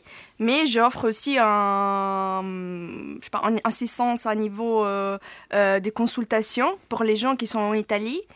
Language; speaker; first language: French; non-native, fluent; Italian